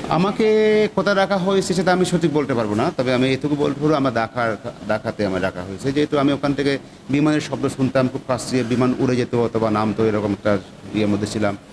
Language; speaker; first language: Bangla; non-native, local second language; Chakma